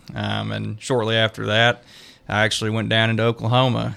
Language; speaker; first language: English; native; English